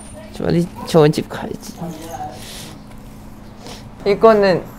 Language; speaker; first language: Korean; non-native, fluent; Chinese